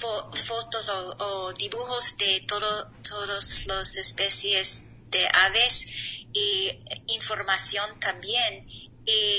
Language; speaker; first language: Spanish; non-native, learner; English